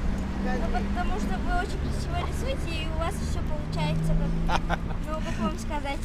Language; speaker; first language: Russian; non-native, learner; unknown